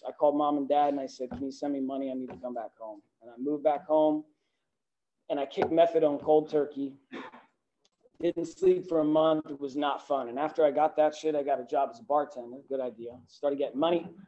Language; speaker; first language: English; native; English